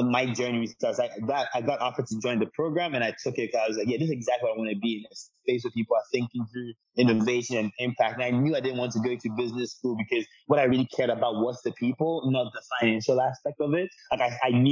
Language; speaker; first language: English; non-native, local second language; Akan